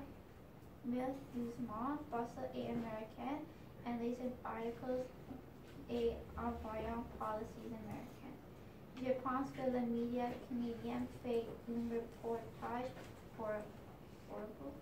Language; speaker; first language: French; non-native, learner; English